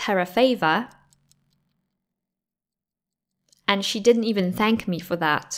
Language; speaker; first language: English; non-native, fluent; Polish